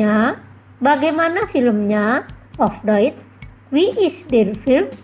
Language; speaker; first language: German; non-native, fluent; Indonesian